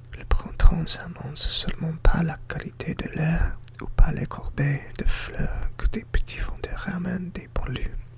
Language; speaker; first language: French; non-native, learner; English